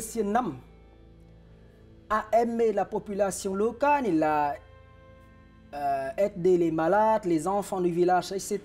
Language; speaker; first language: French; non-native, fluent; Vietnamese